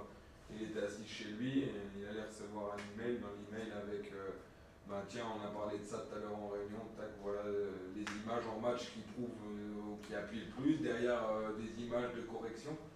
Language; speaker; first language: French; native; French